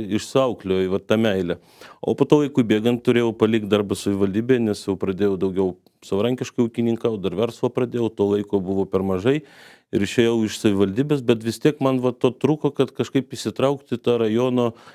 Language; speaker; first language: Lithuanian; non-native, local second language; Polish